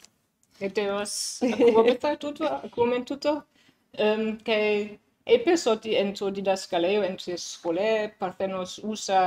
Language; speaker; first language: Greek; non-native, fluent; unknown